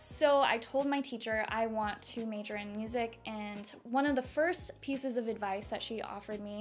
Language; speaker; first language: English; native; English